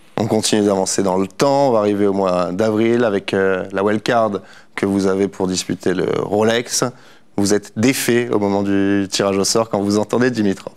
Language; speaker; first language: French; native; French